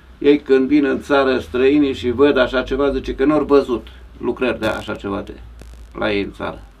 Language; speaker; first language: Romanian; native; Romanian